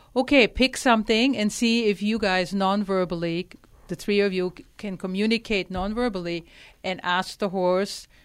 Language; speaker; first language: English; non-native, fluent; German